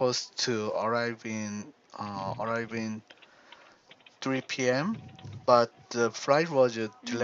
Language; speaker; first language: English; non-native, learner; Korean